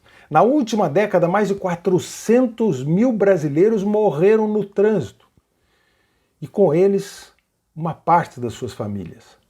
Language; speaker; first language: Portuguese; native; Portuguese